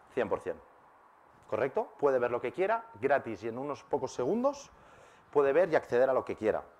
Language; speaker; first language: Spanish; native; Spanish